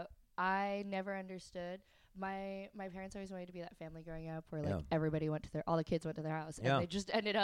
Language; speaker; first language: English; native; English